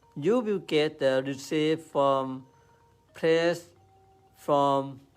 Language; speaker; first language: English; non-native, learner; Thai